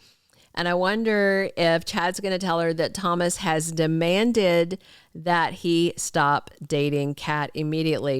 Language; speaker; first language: English; native; English